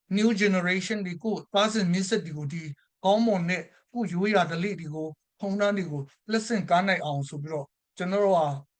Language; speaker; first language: Burmese; non-native, local second language; Tedim Chin